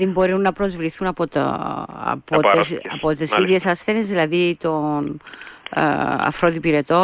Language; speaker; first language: Greek; native; Greek